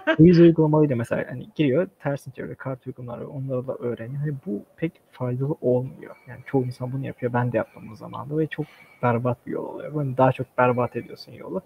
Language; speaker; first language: Turkish; native; Turkish